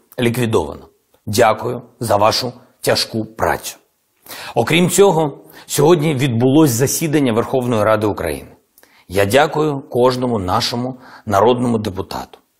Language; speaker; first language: Ukrainian; non-native, local second language; Russian